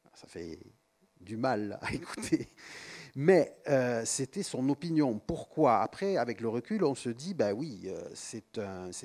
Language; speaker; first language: French; native; French